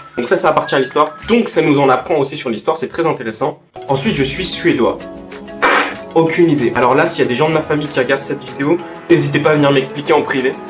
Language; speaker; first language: French; native; French